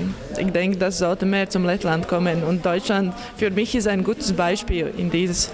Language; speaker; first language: German; non-native, learner; Latvian